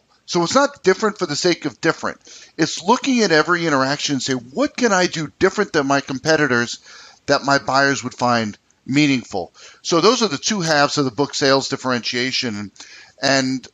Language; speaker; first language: English; native; English